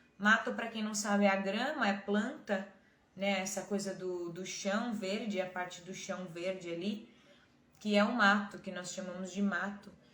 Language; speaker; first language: Portuguese; native; Portuguese